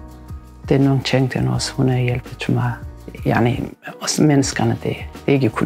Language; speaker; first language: Danish; non-native, learner; Turkish